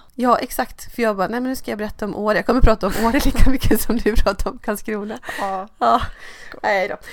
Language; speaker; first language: Swedish; native; Swedish